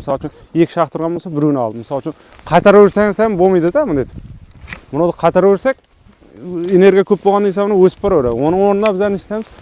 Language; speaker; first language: Uzbek; native; Uzbek